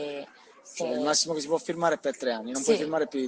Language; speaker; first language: Italian; native; Italian